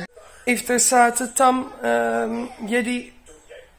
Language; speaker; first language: Turkish; early bilingual, heritage; Turkish